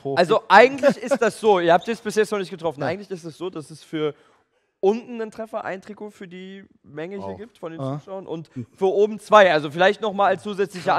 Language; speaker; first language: German; native; German